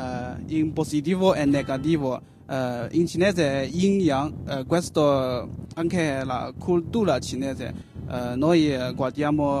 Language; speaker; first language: Italian; non-native, learner; Chinese